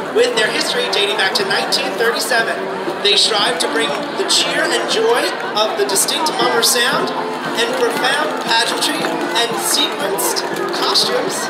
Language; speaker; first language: English; native; English